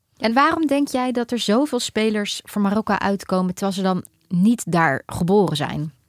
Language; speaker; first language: Dutch; native; Dutch